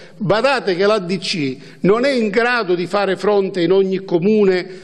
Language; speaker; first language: Italian; native; Italian